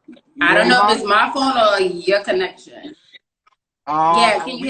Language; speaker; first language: English; native; English